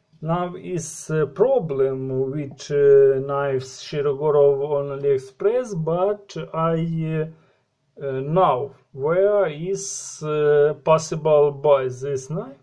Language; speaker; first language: English; non-native, learner; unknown